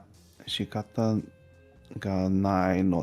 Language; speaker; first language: Japanese; non-native, learner; English